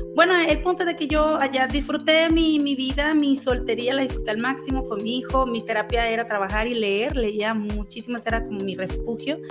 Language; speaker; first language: Spanish; native; Spanish